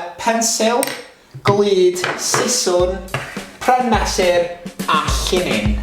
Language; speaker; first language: Welsh; non-native, local second language; English